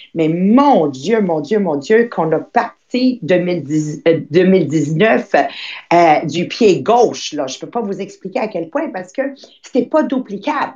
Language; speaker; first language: French; native; French